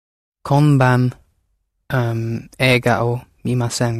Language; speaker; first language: Japanese; non-native, learner; English